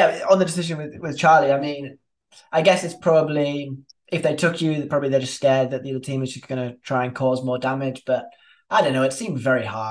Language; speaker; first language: English; native; English